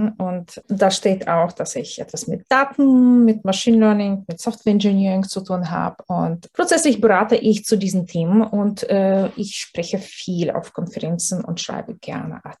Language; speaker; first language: German; non-native, fluent; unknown